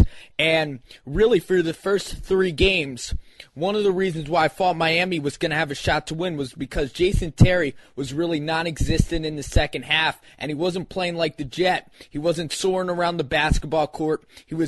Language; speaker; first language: English; native; English